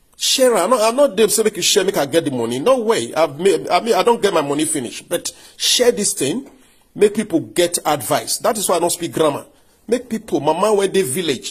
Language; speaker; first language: Nigerian Pidgin; non-native, local second language; Yoruba